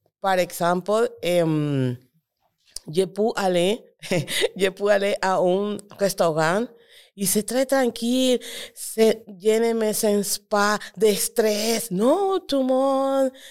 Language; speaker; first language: French; non-native, learner; Spanish